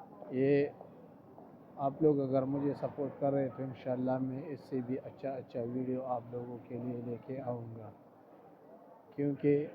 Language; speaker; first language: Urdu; non-native, local second language; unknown